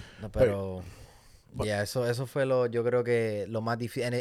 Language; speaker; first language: Spanish; native; Spanish